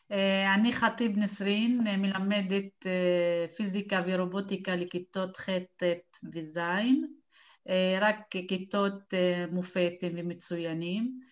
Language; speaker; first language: Hebrew; non-native, local second language; Arabic